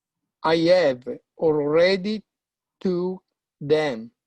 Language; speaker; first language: English; non-native, learner; Italian